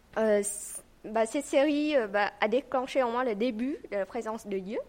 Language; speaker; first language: French; non-native, fluent; Vietnamese